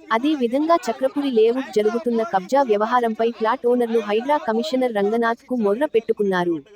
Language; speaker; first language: Telugu; native; Telugu